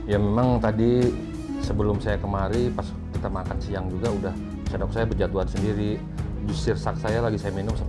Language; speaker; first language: Indonesian; native; Indonesian